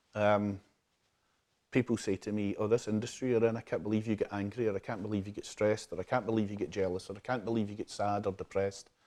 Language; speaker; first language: English; native; English